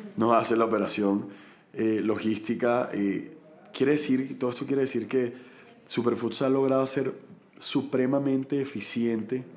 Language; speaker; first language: Spanish; native; Spanish